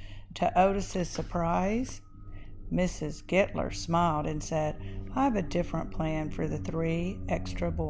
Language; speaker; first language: English; native; English